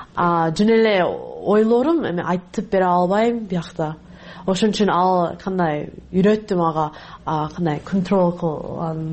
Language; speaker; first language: Kyrgyz; non-native, learner; English